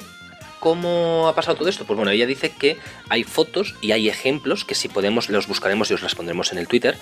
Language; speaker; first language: Spanish; native; Spanish